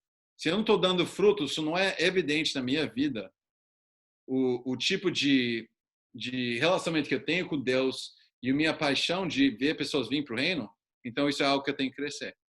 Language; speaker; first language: Portuguese; non-native, fluent; English